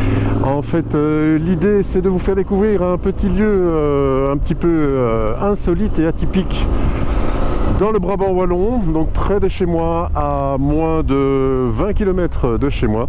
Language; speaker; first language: French; native; French